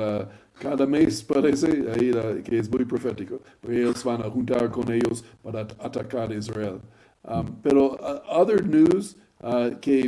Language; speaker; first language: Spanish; non-native, fluent; English